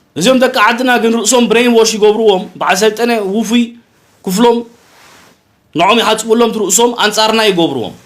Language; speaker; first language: Tigrinya; early bilingual, heritage; Tigrinya